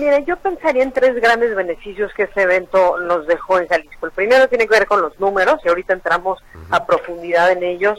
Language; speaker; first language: Spanish; native; Spanish